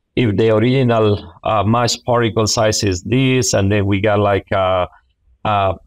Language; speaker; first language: English; non-native, fluent; Spanish